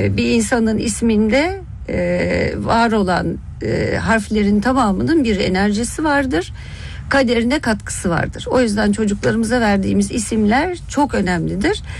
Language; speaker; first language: Turkish; early bilingual, heritage; Turkish